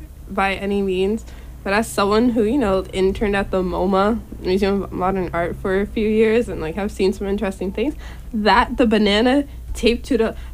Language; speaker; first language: English; native; English